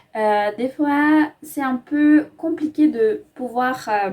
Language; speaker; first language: French; non-native, fluent; Spanish